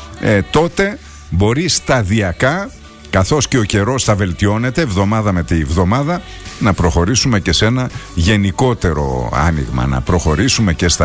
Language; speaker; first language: Greek; native; Greek